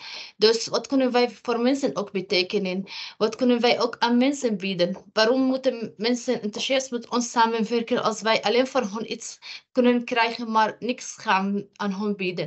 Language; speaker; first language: Dutch; non-native, fluent; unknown